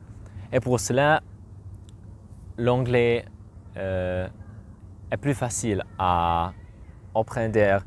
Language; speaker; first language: French; non-native, learner; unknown